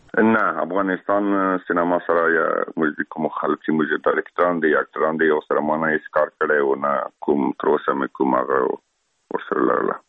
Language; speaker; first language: Pashto; native; Pashto